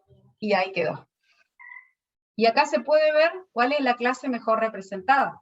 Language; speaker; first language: Spanish; native; Spanish